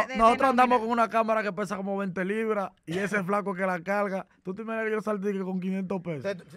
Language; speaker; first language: Spanish; native; Spanish